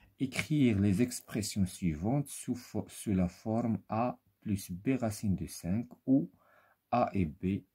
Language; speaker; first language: French; non-native, local second language; Arabic